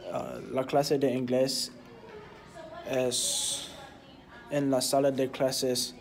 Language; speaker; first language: Spanish; non-native, learner; English